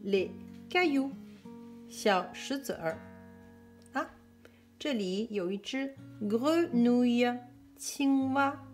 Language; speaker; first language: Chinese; early bilingual, heritage; Chinese